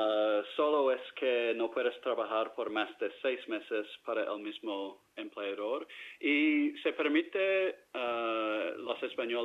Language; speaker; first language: Spanish; non-native, fluent; English